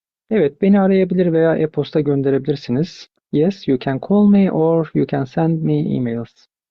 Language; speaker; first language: English; non-native, fluent; Turkish